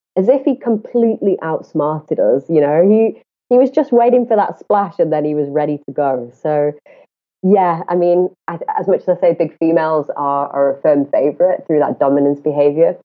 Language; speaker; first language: English; native; English